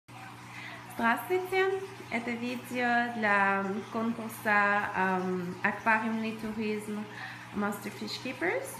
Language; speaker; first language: Russian; early bilingual, other home language; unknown